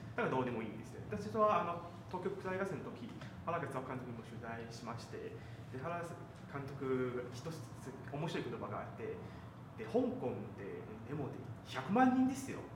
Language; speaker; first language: Japanese; non-native, fluent; Chinese